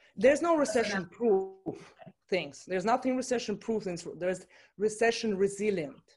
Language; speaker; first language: English; non-native, fluent; Russian